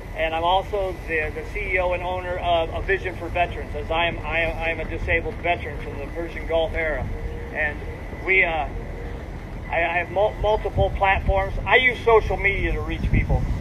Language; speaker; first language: English; native; English